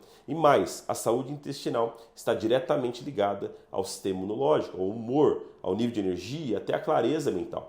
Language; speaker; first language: Portuguese; native; Portuguese